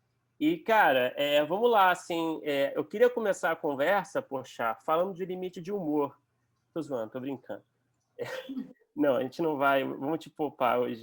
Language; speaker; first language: Portuguese; native; Portuguese